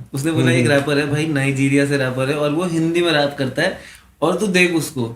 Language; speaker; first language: Hindi; native; Hindi